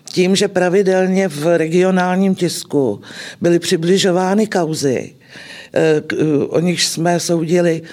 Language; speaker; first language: Czech; native; Czech